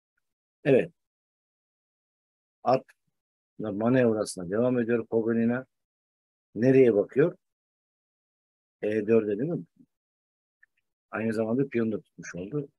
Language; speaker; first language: Turkish; native; Turkish